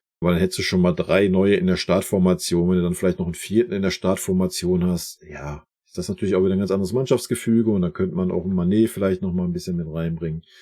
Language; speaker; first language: German; native; German